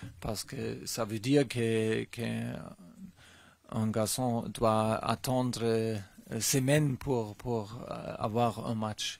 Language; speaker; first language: French; non-native, learner; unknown